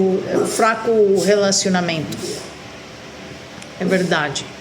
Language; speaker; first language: Portuguese; non-native, fluent; Spanish